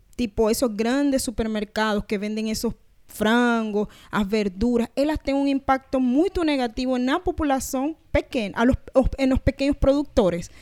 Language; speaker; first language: Portuguese; non-native, learner; Spanish